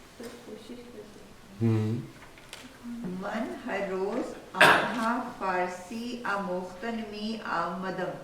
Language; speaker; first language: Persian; non-native, learner; Urdu